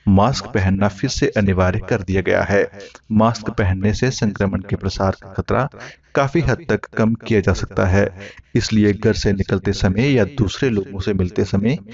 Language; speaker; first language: Hindi; native; Hindi